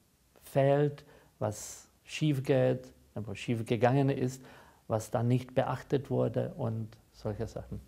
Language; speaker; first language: German; non-native, fluent; Czech